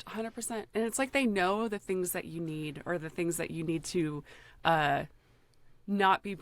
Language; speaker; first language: English; native; English